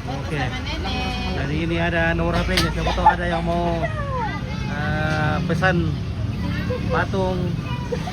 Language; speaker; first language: Indonesian; non-native, local second language; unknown